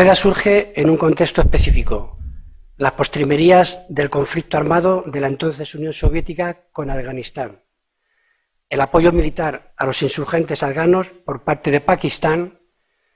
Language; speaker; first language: Spanish; native; Spanish